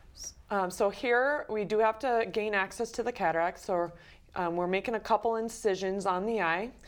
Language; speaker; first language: English; native; English